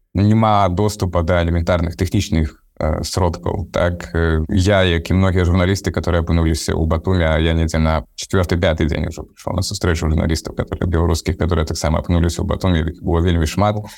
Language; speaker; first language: Belarusian; non-native, local second language; Russian